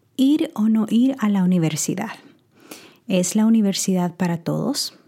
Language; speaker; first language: Spanish; native; Spanish